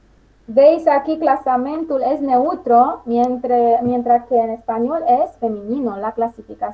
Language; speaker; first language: Spanish; non-native, fluent; Romanian